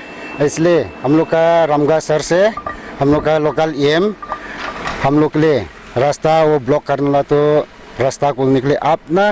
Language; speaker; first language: Hindi; non-native, local second language; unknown